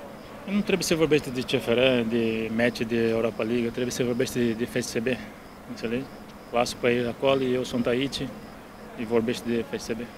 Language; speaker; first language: Romanian; non-native, learner; Portuguese